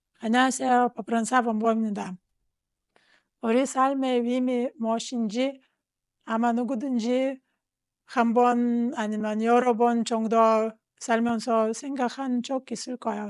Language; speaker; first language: Korean; non-native, fluent; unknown